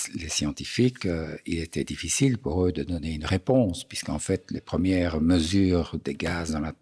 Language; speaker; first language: French; native; French